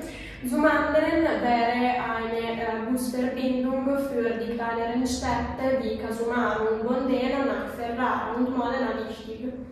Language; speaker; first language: German; non-native, learner; Italian